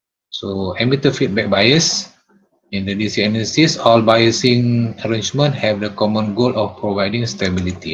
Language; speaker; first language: English; non-native, local second language; Malay